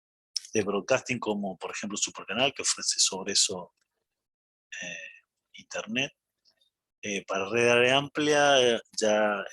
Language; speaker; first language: Spanish; native; Spanish